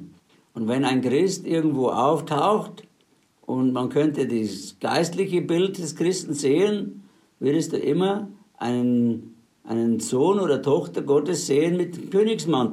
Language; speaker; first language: German; native; German